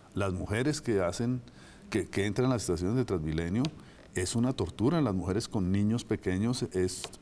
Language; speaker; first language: Spanish; native; Spanish